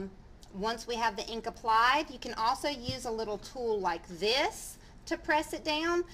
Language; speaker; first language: English; native; English